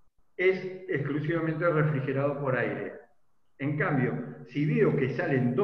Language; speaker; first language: Spanish; native; Spanish